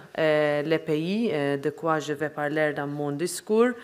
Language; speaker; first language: French; non-native, fluent; Maltese